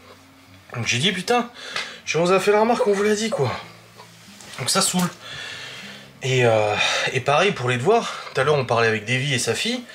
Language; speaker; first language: French; native; French